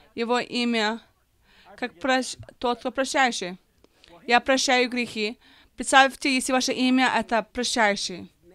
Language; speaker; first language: Russian; early bilingual, heritage; Russian